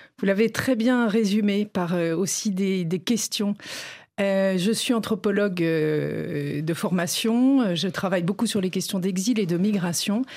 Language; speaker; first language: French; native; French